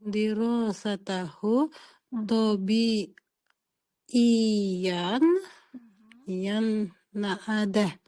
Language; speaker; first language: Arabic; non-native, learner; Uzbek